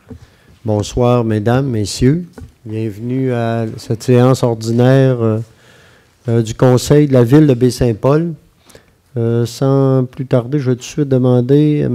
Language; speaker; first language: French; native; French